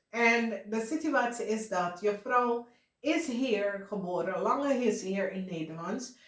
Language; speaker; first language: Dutch; non-native, fluent; English